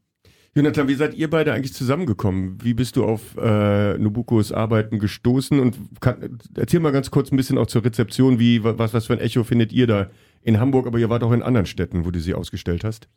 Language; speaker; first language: German; native; German